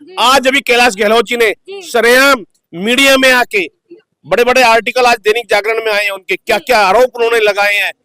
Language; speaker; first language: Hindi; native; Hindi